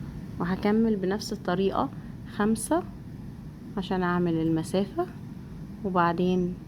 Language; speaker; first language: Arabic; native; Arabic